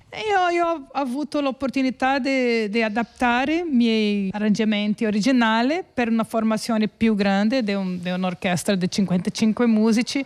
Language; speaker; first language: Italian; non-native, fluent; Portuguese